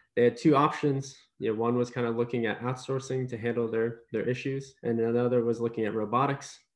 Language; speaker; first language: English; native; English